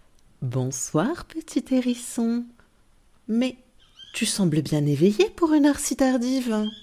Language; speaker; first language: French; native; French